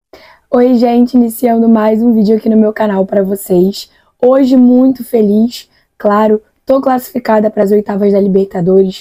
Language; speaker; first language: Portuguese; native; Portuguese